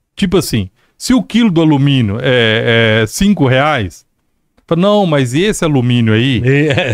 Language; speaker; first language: Portuguese; native; Portuguese